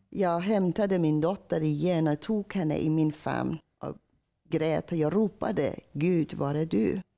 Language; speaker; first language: Swedish; non-native, fluent; Persian